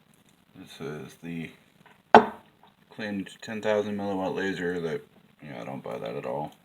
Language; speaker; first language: English; native; English